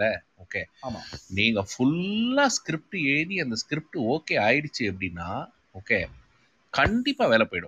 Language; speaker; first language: Tamil; native; Tamil